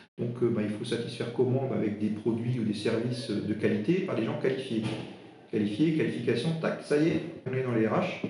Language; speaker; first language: French; non-native, local second language; Swiss German